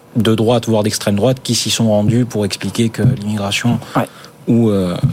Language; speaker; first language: French; native; French